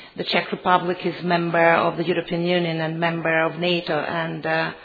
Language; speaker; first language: English; non-native, fluent; Macedonian